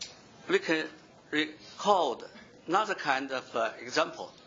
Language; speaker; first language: English; non-native, fluent; Chinese